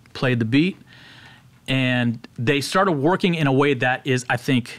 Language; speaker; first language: English; native; English